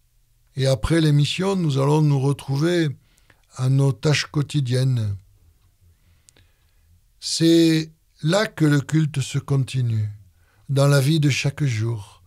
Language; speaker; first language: French; native; French